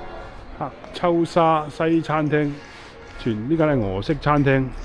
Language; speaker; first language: Cantonese; native; Cantonese